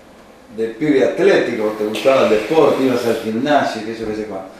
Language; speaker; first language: Spanish; native; Spanish